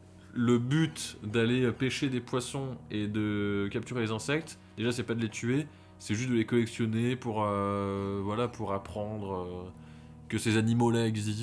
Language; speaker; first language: French; native; French